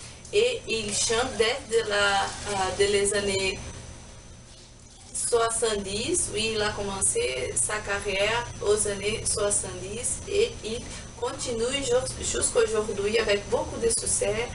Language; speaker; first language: French; non-native, learner; Portuguese